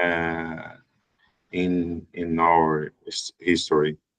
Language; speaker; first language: English; non-native, learner; Portuguese